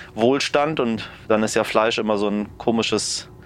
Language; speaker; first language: German; early bilingual, other home language; Persian